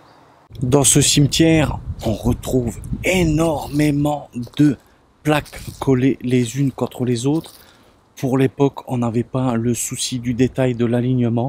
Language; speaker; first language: French; native; French